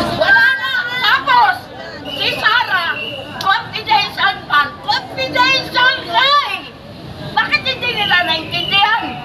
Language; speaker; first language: Filipino; non-native, local second language; Iloko